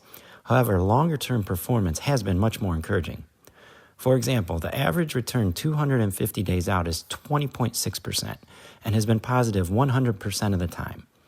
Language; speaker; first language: English; native; English